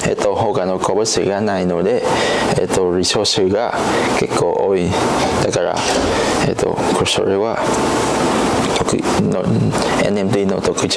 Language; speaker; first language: Japanese; non-native, learner; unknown